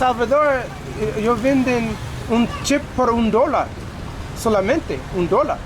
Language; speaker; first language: Spanish; non-native, learner; English